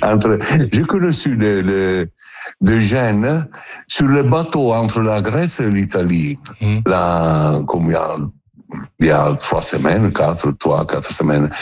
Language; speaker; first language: French; non-native, learner; Italian